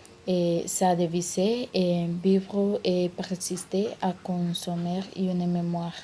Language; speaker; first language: French; non-native, learner; Spanish